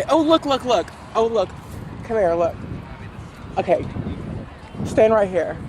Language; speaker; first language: English; native; English